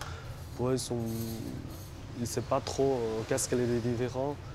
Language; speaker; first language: French; non-native, fluent; Chinese